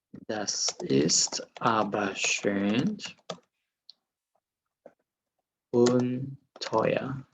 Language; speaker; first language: German; non-native, fluent; Indonesian